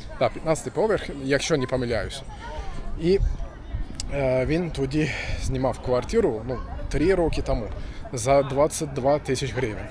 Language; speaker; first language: Ukrainian; non-native, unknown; Turkish